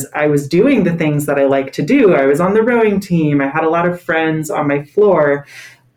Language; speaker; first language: English; native; English